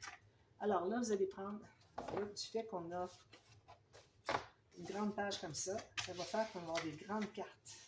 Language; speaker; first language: French; native; French